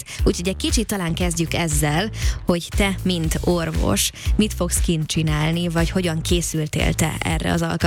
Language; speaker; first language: Hungarian; native; Hungarian